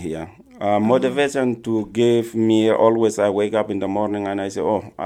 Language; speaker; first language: English; non-native, learner; Arabic